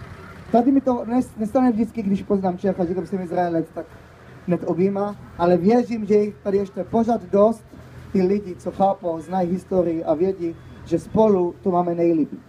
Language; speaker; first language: Czech; early bilingual, heritage; Czech